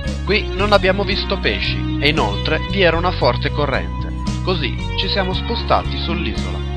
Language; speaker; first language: Italian; native; Italian